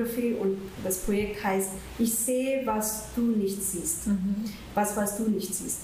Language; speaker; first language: German; non-native, fluent; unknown